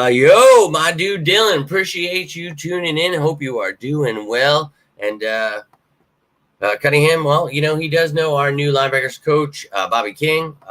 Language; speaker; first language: English; native; English